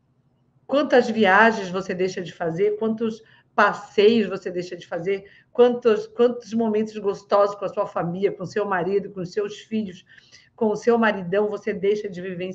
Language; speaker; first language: Portuguese; native; Portuguese